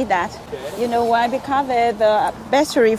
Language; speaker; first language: English; non-native, learner; Vietnamese